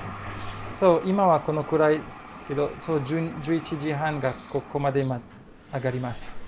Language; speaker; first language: Japanese; non-native, learner; French